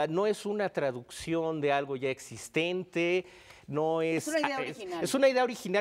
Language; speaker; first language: Spanish; native; Spanish